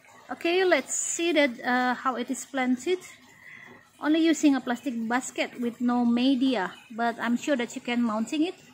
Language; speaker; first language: English; non-native, fluent; Indonesian